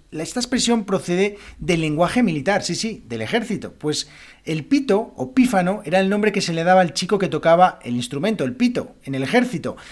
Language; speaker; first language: Spanish; native; Spanish